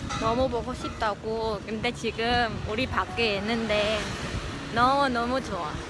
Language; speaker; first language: Korean; non-native, local second language; Vietnamese